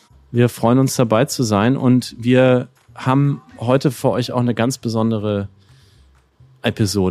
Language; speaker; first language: German; native; German